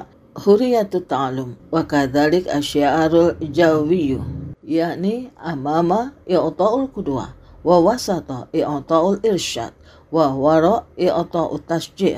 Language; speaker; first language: Arabic; non-native, fluent; Indonesian